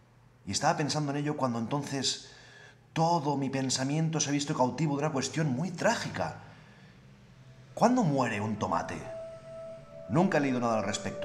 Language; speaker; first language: Spanish; native; Spanish